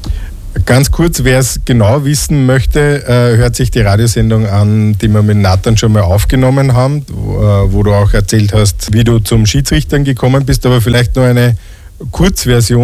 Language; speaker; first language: German; native; German